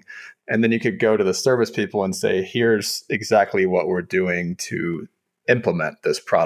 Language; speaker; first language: English; native; English